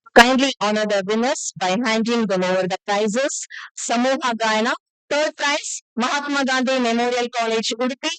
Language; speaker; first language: English; non-native, local second language; Kannada